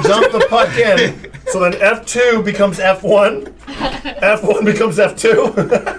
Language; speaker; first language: English; native; English